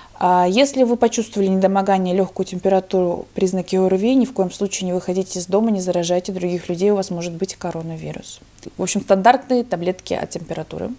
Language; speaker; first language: Russian; native; Russian